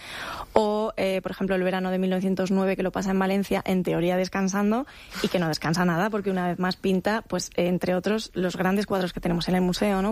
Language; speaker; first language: Spanish; native; Spanish